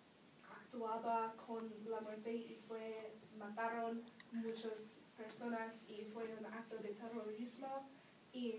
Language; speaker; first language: Spanish; non-native, learner; English